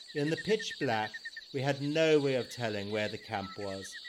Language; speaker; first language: English; native; English